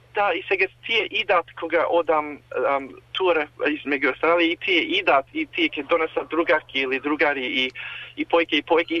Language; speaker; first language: Macedonian; early bilingual, heritage; Macedonian